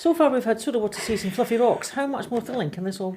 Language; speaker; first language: English; native; English